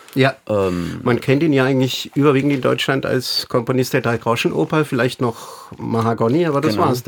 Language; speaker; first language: German; native; German